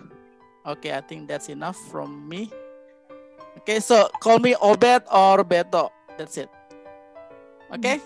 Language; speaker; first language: English; non-native, fluent; Indonesian